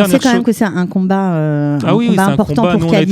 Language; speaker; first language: French; native; French